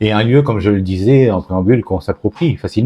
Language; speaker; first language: French; native; French